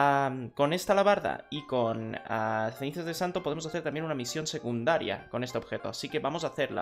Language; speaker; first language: Spanish; native; Spanish